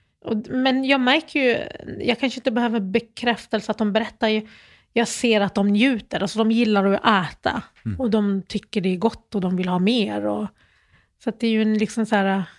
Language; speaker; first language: Swedish; early bilingual, other home language; Arabic